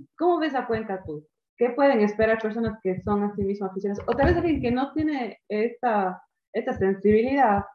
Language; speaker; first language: Spanish; native; Spanish